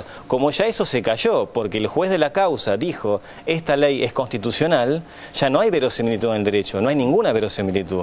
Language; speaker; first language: Spanish; native; Spanish